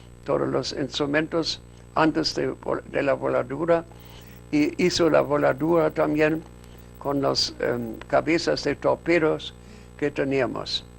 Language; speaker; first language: Spanish; non-native, fluent; German